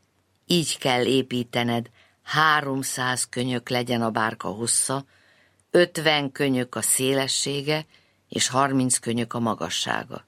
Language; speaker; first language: Hungarian; native; Hungarian